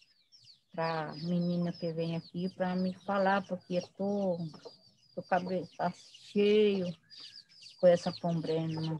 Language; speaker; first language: Portuguese; non-native, local second language; Guarani